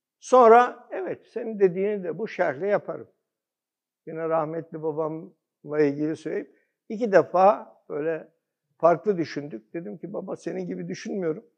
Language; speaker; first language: Turkish; early bilingual, heritage; Turkish